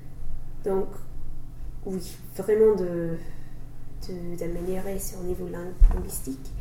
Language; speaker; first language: French; non-native, learner; English